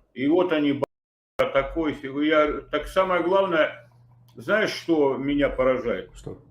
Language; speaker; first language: Russian; native; Russian